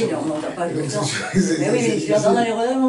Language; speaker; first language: French; native; French